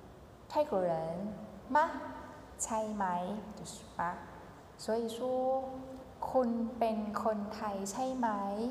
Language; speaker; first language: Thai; non-native, fluent; Chinese